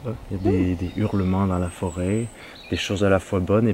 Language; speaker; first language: French; native; French